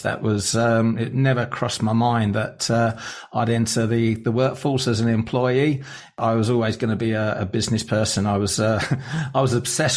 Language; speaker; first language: English; native; English